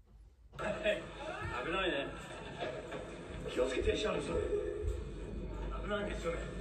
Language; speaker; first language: Japanese; non-native, fluent; English